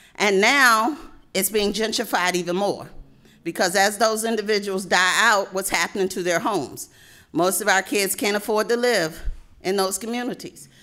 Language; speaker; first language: English; native; English